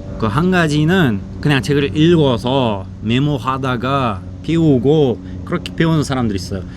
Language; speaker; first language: Korean; non-native, fluent; Uzbek